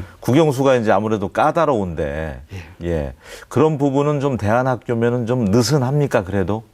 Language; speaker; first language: Korean; native; Korean